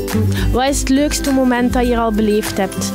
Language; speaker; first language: Dutch; native; Dutch